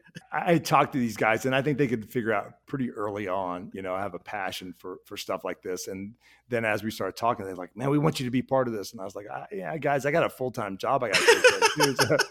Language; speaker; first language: English; native; English